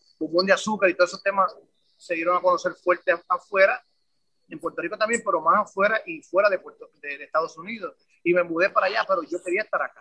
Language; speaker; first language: Spanish; native; Spanish